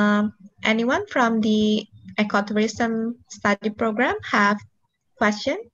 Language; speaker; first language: English; non-native, local second language; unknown